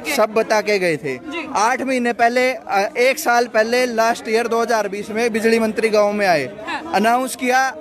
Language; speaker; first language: Hindi; native; Hindi